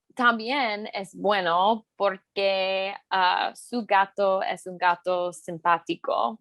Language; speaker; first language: Spanish; non-native, learner; English